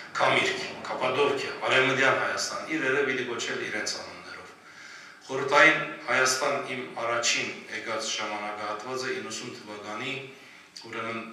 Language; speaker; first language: Armenian; early bilingual, heritage; Armenian